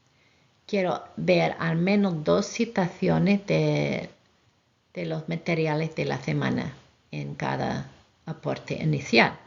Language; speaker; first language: Spanish; non-native, fluent; English